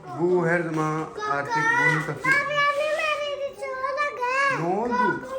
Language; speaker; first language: Turkish; non-native, learner; Urdu